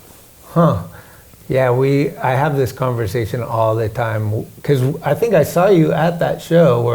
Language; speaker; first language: English; native; English